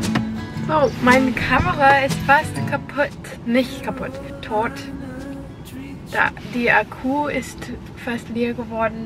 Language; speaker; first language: German; non-native, learner; English